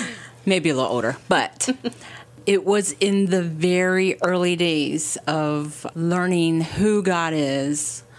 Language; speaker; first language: English; native; English